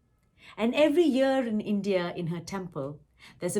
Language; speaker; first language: English; non-native, local second language; Tamil